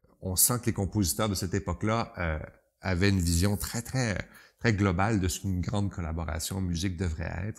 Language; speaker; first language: French; native; French